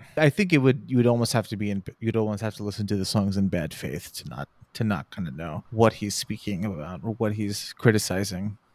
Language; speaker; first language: English; native; English